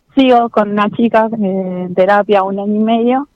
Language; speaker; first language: Spanish; native; Spanish